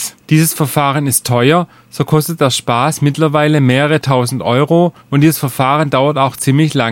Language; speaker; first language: German; native; German